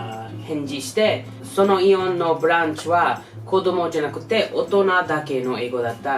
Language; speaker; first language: Japanese; non-native, learner; English